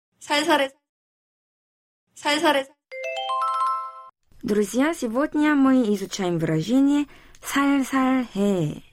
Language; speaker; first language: Russian; non-native, local second language; Korean